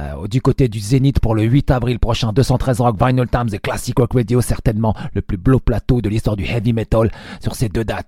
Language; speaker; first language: French; native; French